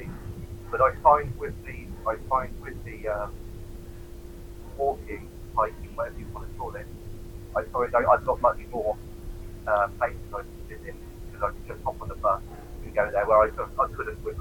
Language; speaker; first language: English; native; English